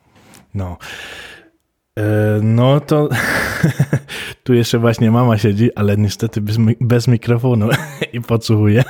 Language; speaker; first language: Polish; early bilingual, heritage; Polish